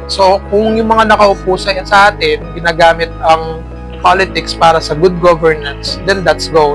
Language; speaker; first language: Filipino; native; Filipino